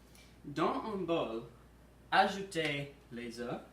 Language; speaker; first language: French; non-native, learner; English